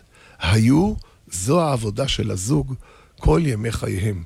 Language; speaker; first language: Hebrew; native; Hebrew